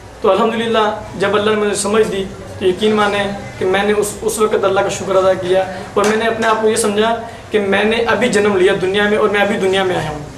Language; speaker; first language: Urdu; non-native, local second language; Punjabi